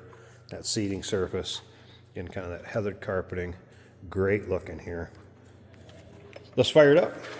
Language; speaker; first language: English; native; English